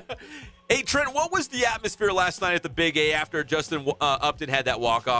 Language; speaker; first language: English; native; English